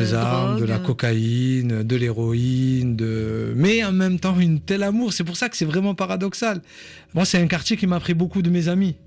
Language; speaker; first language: French; native; French